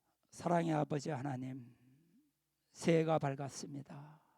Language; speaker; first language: Korean; native; Korean